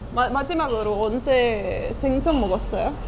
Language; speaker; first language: Korean; non-native, fluent; Estonian